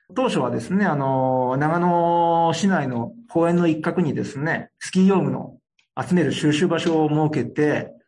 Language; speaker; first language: Japanese; native; Japanese